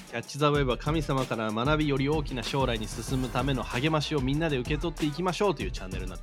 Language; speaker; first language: Japanese; native; Japanese